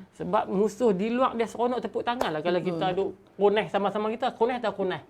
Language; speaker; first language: Malay; native; Malay